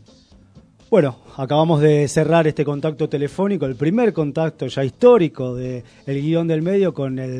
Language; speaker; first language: Spanish; native; Spanish